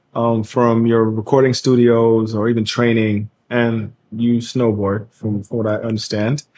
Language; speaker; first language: English; native; English